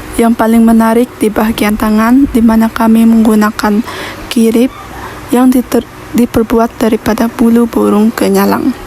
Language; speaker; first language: Malay; non-native, local second language; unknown